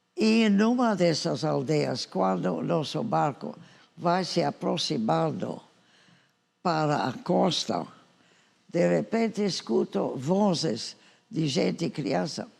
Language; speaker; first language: Portuguese; non-native, fluent; English